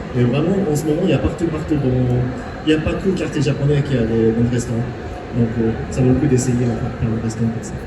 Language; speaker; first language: French; non-native, fluent; Japanese